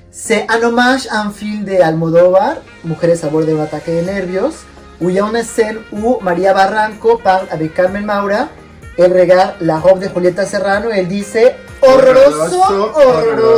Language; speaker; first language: French; non-native, fluent; Spanish